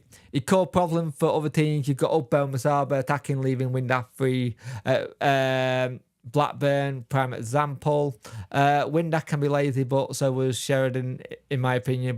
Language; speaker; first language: English; native; English